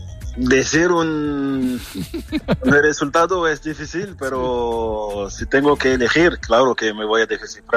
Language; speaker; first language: Spanish; non-native, fluent; French